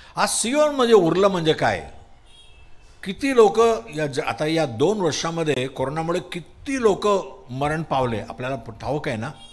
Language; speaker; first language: Marathi; non-native, local second language; Tamil